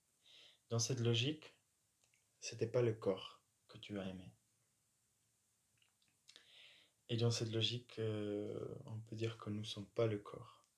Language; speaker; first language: French; non-native, fluent; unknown